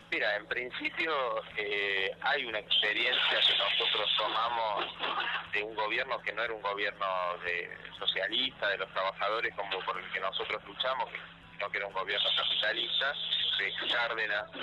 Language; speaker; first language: Spanish; native; Spanish